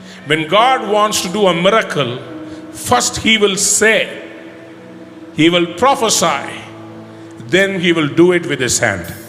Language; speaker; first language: English; non-native, local second language; Tamil